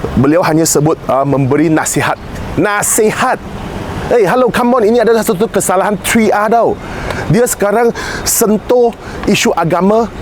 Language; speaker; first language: Malay; non-native, local second language; Chinese